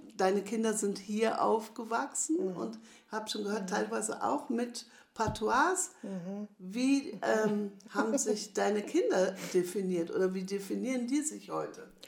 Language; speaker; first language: German; native; German